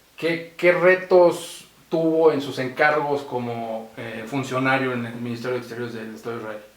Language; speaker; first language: Spanish; native; Spanish